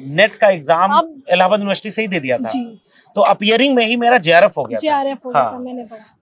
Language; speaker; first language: Hindi; native; Hindi